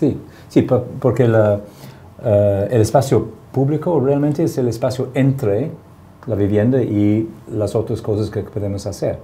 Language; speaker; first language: Spanish; non-native, fluent; English